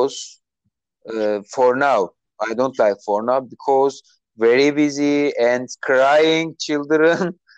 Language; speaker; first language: English; non-native, learner; Turkish